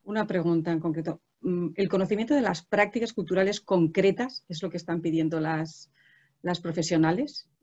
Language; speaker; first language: Spanish; non-native, local second language; Catalan